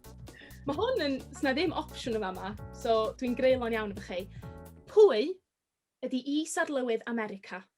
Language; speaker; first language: Welsh; native; Welsh